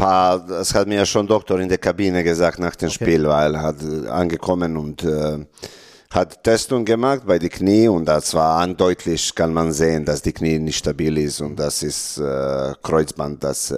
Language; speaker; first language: German; non-native, learner; Serbian